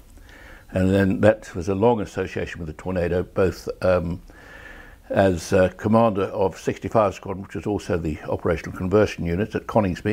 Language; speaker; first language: English; native; English